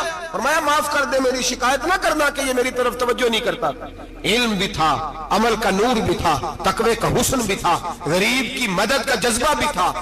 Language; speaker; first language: Hindi; non-native, local second language; Punjabi